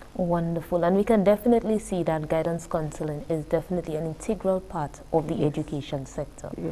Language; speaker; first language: English; native; English